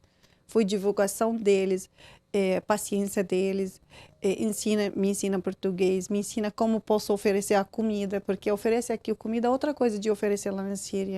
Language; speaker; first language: Portuguese; non-native, learner; Arabic